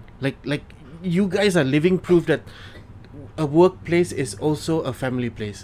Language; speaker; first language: English; non-native, local second language; Malay